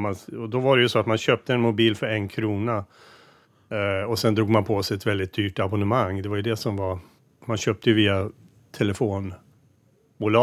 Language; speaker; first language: Swedish; native; Swedish